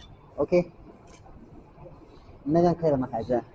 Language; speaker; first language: Chinese; native; Chinese